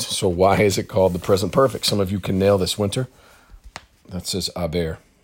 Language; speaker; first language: English; native; English